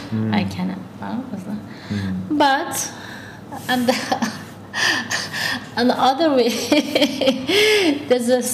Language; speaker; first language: English; early bilingual, other home language; Tibetan